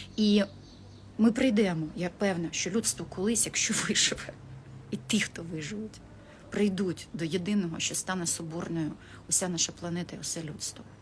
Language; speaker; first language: Ukrainian; non-native, local second language; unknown